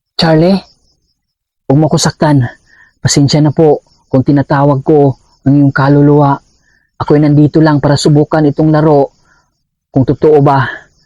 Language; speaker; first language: Filipino; non-native, local second language; Cebuano